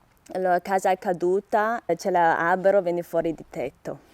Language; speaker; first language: Italian; non-native, learner; Chinese